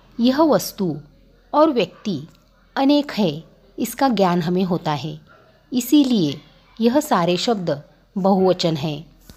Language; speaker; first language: Hindi; non-native, local second language; Marathi